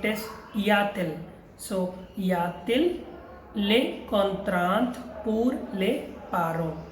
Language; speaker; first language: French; non-native, fluent; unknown